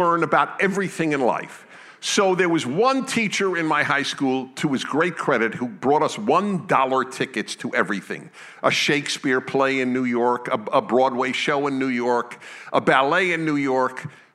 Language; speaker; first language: English; native; English